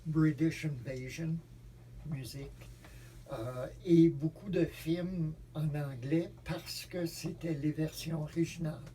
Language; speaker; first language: French; native; French